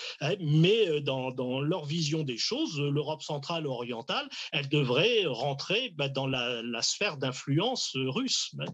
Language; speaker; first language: French; native; French